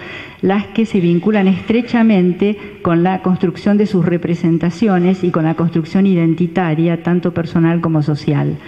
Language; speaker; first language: Spanish; native; Spanish